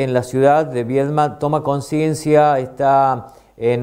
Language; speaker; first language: Spanish; native; Spanish